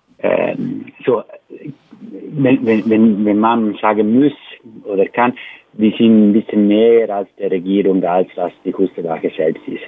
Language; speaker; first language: German; non-native, learner; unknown